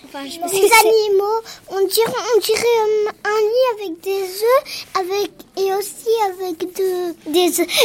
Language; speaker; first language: French; native; French